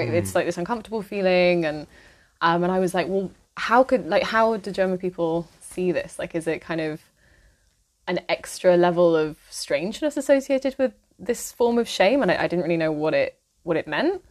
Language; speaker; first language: English; native; English